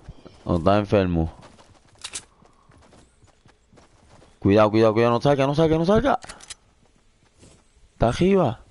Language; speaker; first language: Spanish; native; Spanish